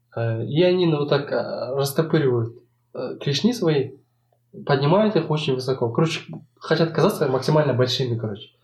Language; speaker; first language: Russian; non-native, local second language; Kazakh